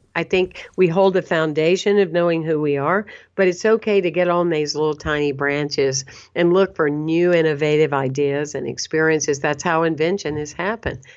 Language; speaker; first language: English; native; English